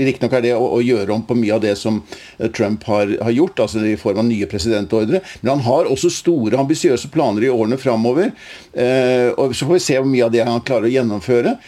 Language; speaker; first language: Norwegian; native; Norwegian